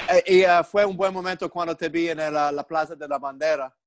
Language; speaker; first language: Spanish; non-native, learner; English